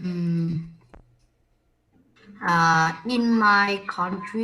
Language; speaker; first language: English; non-native, learner; Vietnamese